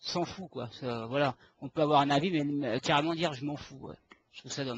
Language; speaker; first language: French; native; French